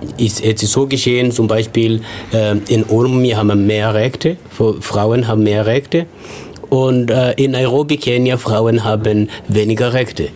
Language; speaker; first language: German; non-native, fluent; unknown